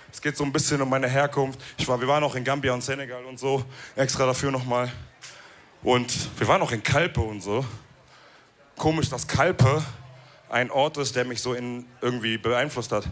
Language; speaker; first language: German; early bilingual, other home language; Wolof